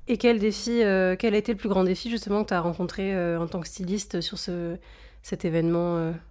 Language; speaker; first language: French; native; French